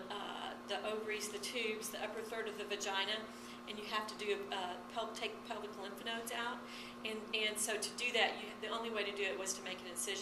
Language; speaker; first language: English; native; English